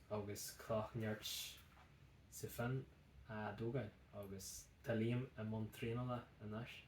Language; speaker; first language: Irish; non-native, local second language; English